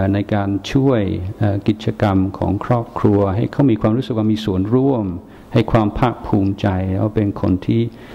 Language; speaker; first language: Thai; non-native, fluent; English